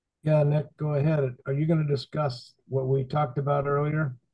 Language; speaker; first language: English; native; English